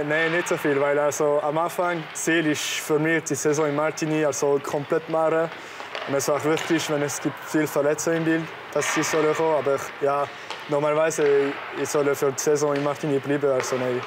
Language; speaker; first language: German; non-native, local second language; French